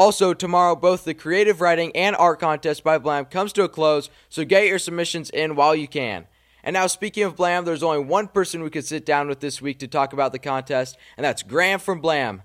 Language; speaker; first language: English; native; English